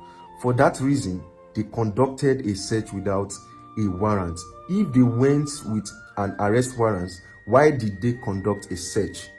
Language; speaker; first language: English; non-native, local second language; Yoruba